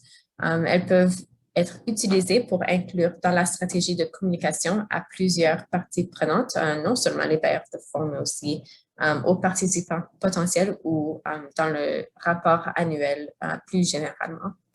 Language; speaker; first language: French; non-native, fluent; English